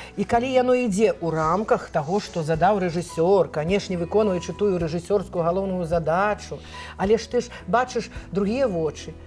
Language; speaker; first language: Belarusian; native; Belarusian